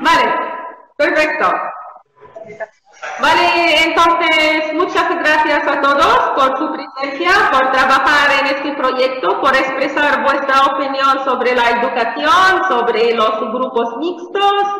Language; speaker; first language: Spanish; non-native, fluent; Arabic